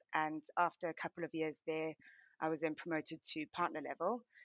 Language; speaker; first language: English; native; English